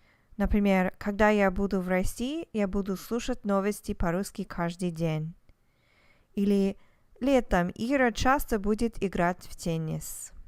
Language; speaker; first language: Russian; non-native, fluent; English